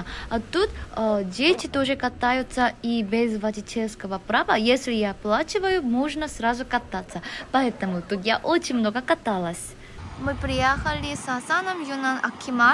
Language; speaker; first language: Russian; non-native, learner; Korean